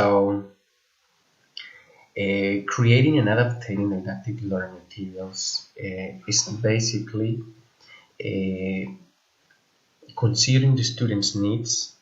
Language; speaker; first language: English; non-native, fluent; Spanish